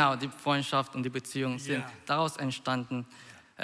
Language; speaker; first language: German; non-native, fluent; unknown